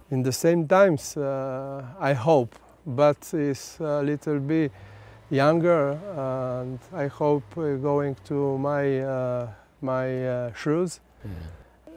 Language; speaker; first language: English; non-native, learner; Slovenian